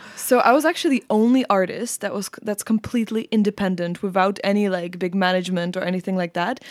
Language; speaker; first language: English; non-native, fluent; Czech